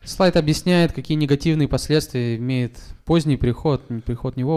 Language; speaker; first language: Russian; native; Russian